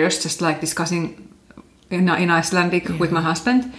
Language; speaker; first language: English; non-native, fluent; Finnish